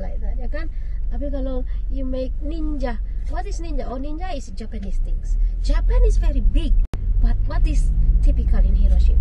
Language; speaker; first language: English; non-native, learner; Indonesian